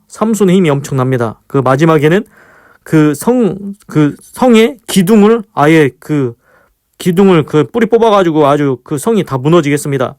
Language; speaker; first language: Korean; native; Korean